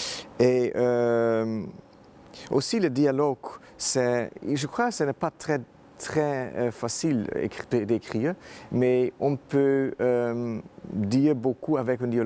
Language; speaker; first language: French; non-native, fluent; Dutch